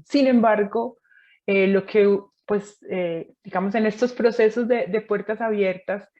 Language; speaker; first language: Spanish; native; Spanish